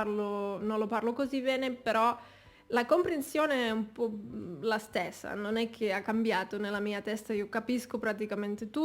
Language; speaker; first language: Italian; non-native, fluent; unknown